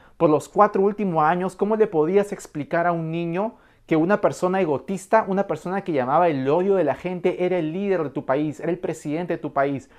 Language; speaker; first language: Spanish; native; Spanish